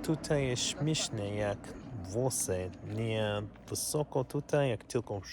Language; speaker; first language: Polish; non-native, learner; English